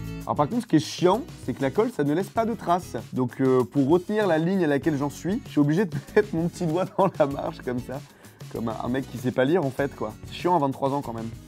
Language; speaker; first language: French; native; French